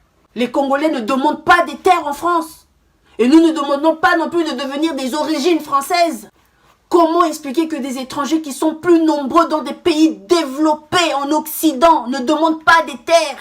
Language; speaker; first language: French; non-native, local second language; Kongo